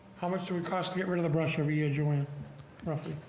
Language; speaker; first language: English; native; English